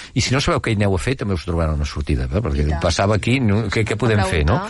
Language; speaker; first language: Catalan; native; Catalan